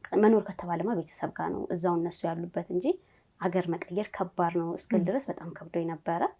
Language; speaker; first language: Amharic; native; Amharic